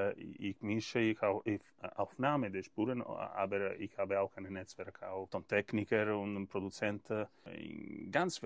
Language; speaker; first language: German; non-native, learner; Italian